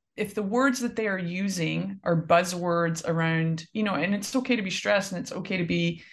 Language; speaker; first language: English; native; English